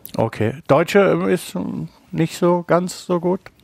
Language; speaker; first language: German; native; German